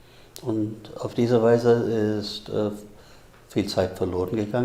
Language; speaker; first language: German; non-native, fluent; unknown